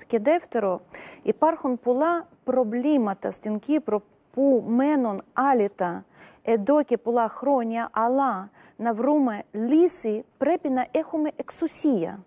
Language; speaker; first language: Greek; non-native, learner; Russian